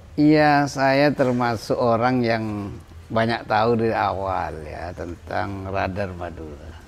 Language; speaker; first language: Indonesian; non-native, local second language; Madurese